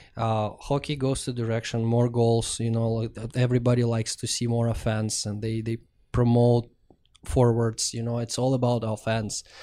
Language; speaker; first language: English; non-native, fluent; Russian